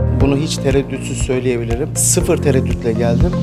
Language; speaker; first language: Turkish; native; Turkish